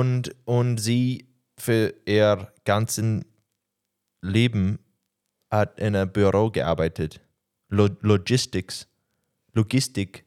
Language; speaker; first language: German; non-native, learner; English